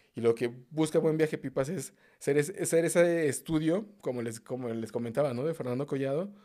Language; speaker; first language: Spanish; native; Spanish